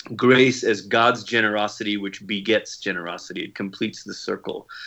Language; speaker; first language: English; native; English